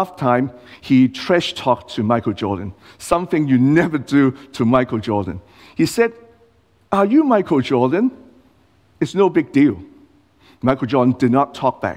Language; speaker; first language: English; non-native, local second language; Cantonese